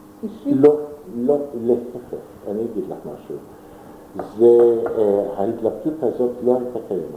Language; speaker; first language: Hebrew; non-native, fluent; German